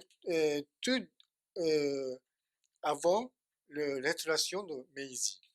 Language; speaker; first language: French; non-native, fluent; Japanese